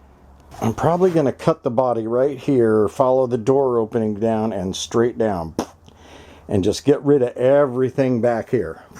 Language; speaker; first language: English; native; English